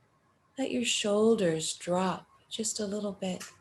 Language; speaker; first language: English; native; English